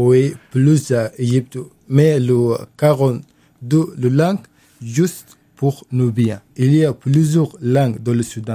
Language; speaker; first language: French; non-native, learner; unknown